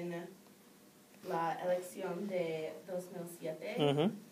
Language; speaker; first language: Spanish; non-native, learner; English